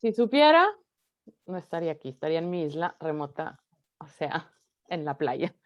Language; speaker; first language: Spanish; early bilingual, heritage; Spanish